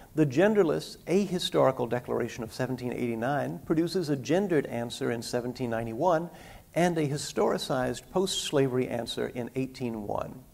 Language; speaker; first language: English; native; English